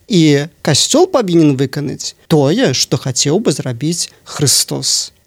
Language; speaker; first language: Belarusian; native; Belarusian